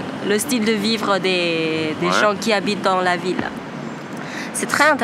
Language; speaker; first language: French; non-native, fluent; Thai